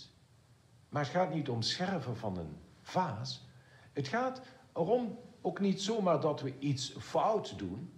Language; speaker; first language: Dutch; native; Dutch